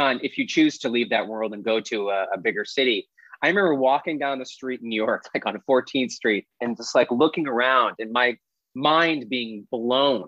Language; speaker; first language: English; native; English